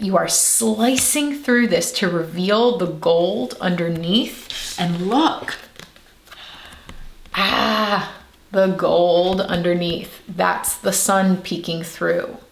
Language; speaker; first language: English; native; English